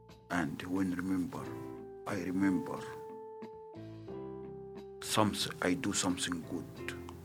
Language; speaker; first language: English; non-native, learner; Arabic